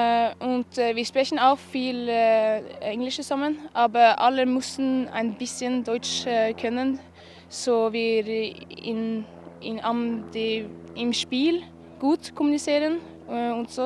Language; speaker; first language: German; non-native, learner; Norwegian